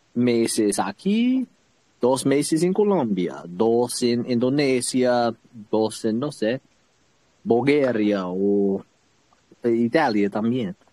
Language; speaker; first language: Spanish; non-native, learner; English